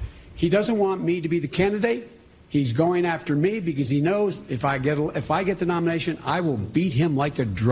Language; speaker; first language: English; native; English